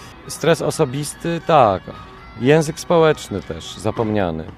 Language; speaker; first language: Polish; native; Polish